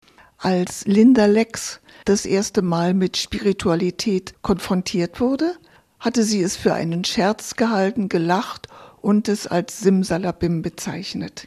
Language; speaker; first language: German; native; German